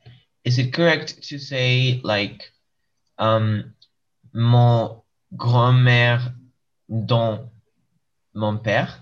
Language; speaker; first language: French; non-native, learner; English